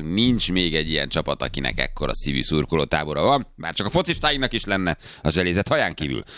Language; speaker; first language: Hungarian; native; Hungarian